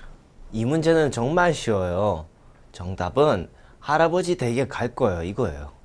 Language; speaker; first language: Korean; non-native, fluent; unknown